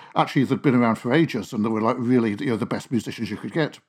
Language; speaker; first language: English; native; English